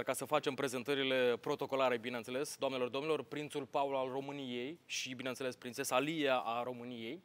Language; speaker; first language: Romanian; native; Romanian